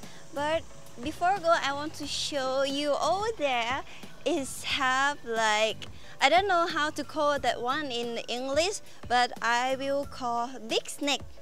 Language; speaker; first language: English; non-native, learner; Thai